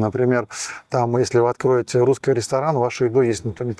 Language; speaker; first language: Russian; native; Russian